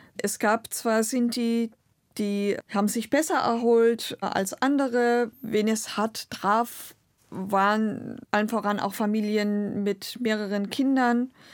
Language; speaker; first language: German; non-native, local second language; Romany